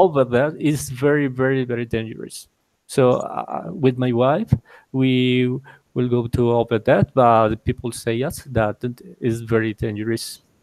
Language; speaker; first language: English; non-native, learner; Spanish